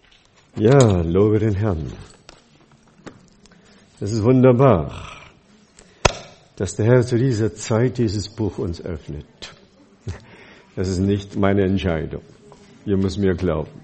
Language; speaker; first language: German; non-native, fluent; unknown